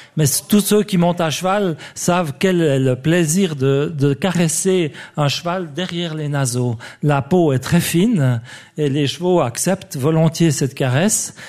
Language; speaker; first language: French; native; French